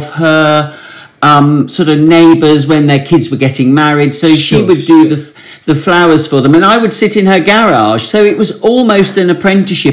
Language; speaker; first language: English; native; English